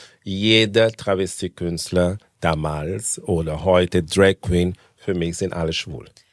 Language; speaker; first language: German; non-native, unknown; Portuguese